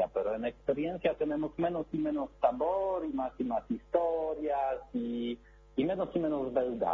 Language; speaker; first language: Spanish; non-native, learner; Polish